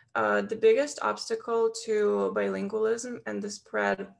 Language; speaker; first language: English; non-native, fluent; Ukrainian